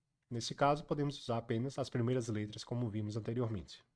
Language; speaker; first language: Portuguese; native; Portuguese